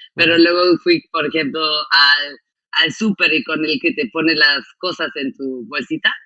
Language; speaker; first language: Spanish; non-native, fluent; German